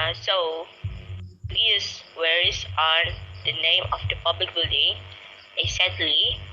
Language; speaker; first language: English; non-native, learner; Indonesian